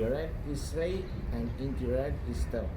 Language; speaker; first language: English; non-native, learner; Spanish